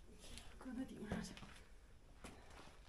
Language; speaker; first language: Chinese; native; Chinese